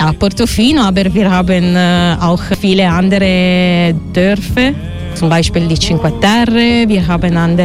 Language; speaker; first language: German; non-native, learner; Italian